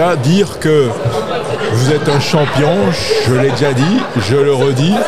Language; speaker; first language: French; native; French